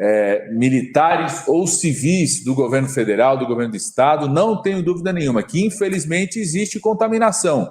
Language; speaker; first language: Portuguese; native; Portuguese